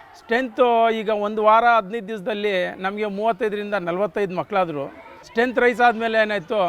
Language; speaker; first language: Kannada; non-native, local second language; Urdu